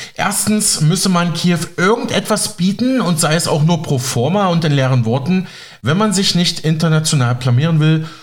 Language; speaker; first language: German; native; German